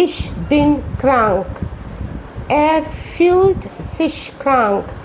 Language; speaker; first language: German; non-native, fluent; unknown